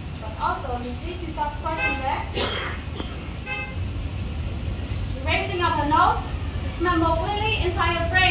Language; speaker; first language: English; non-native, fluent; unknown